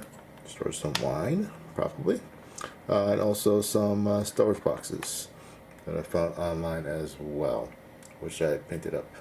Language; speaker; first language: English; native; English